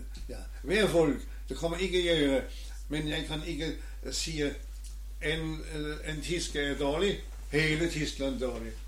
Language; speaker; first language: Norwegian; non-native, learner; German